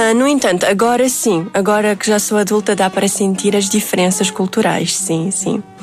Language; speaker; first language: Portuguese; early bilingual, other home language; Uzbek